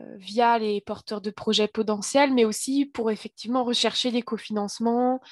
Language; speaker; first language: French; native; French